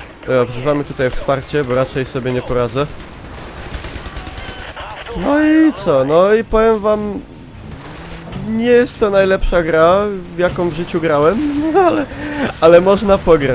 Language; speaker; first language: Polish; native; Polish